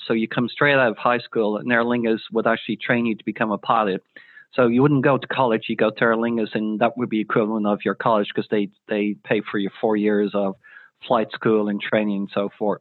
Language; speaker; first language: English; native; English